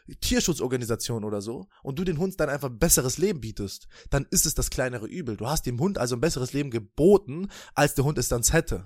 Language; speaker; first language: German; native; German